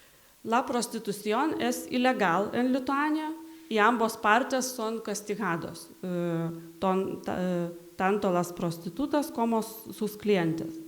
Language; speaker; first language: Spanish; non-native, learner; Lithuanian